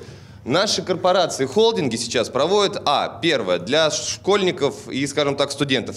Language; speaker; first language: Russian; native; Russian